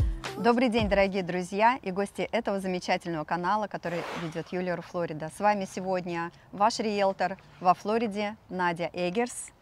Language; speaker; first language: Russian; native; Russian